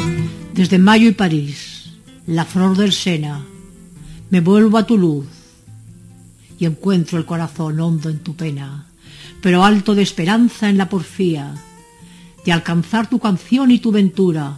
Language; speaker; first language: Spanish; native; Spanish